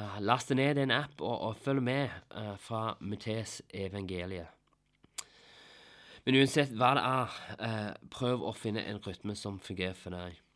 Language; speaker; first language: Norwegian; non-native, fluent; English